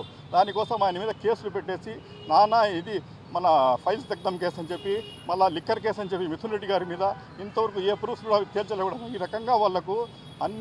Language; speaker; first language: Telugu; native; Telugu